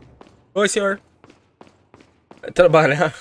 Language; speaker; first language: Portuguese; native; Portuguese